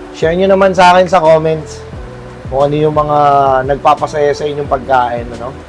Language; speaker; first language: Filipino; native; Filipino